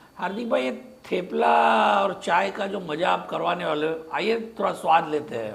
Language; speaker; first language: Hindi; non-native, local second language; Marathi